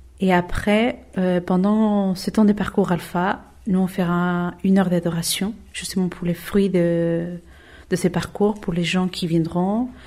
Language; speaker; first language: French; non-native, fluent; Spanish